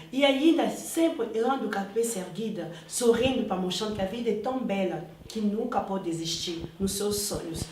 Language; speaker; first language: Portuguese; non-native, fluent; Lingala